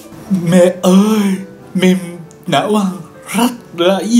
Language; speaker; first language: Vietnamese; non-native, learner; Japanese